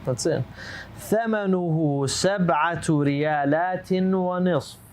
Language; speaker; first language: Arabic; non-native, fluent; English